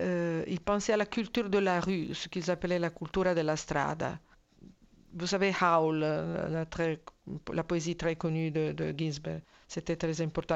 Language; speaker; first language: French; non-native, fluent; Italian